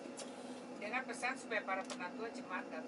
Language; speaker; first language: Indonesian; native; Indonesian